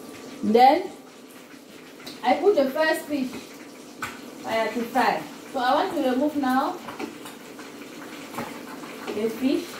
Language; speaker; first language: English; non-native, learner; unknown